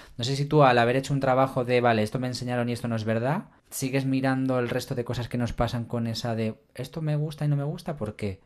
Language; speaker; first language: Spanish; native; Spanish